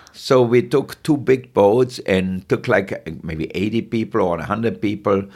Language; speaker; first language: English; non-native, fluent; German